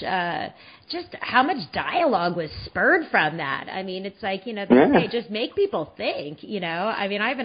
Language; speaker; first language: English; native; English